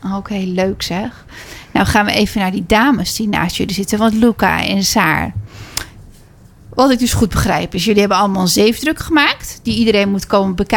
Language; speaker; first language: Dutch; native; Dutch